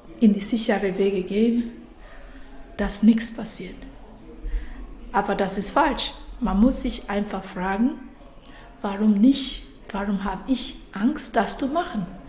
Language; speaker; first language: German; non-native, fluent; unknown